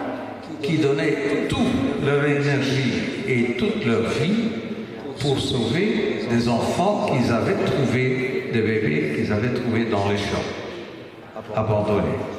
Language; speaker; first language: French; non-native, local second language; Dutch